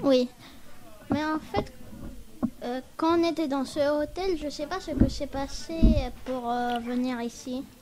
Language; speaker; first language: French; early bilingual, other home language; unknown